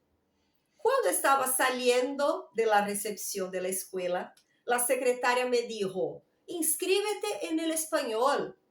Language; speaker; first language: Spanish; non-native, fluent; Portuguese